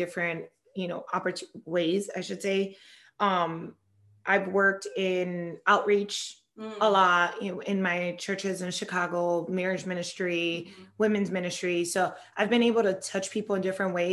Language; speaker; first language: English; non-native, fluent; Spanish